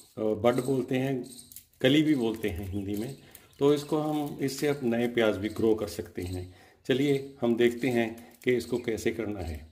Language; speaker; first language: Hindi; non-native, local second language; Punjabi